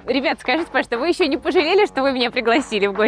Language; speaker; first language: Russian; native; Russian